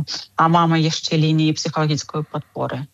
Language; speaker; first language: Czech; non-native, learner; Ukrainian